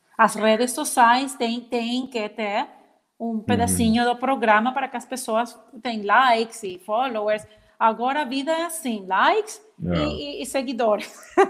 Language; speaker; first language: Portuguese; non-native, learner; Spanish